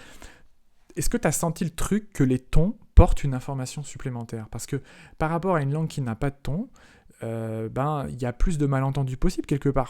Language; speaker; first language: French; native; French